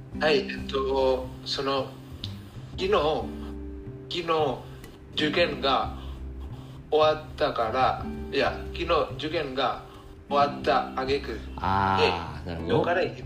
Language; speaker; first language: Japanese; non-native, learner; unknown